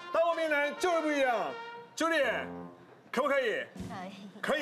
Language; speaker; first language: Chinese; native; Chinese